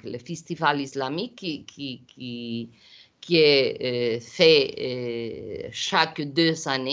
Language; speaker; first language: French; non-native, learner; Portuguese